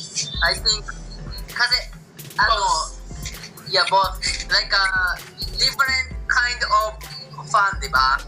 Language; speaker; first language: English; non-native, learner; Japanese